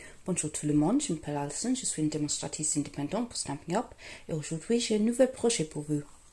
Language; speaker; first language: French; non-native, fluent; English